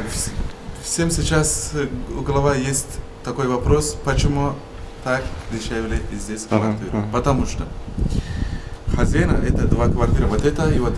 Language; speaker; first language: Russian; non-native, learner; Turkish